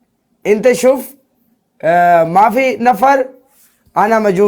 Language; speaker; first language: Arabic; non-native, learner; Urdu